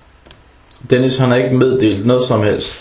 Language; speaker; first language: Danish; early bilingual, other home language; Arabic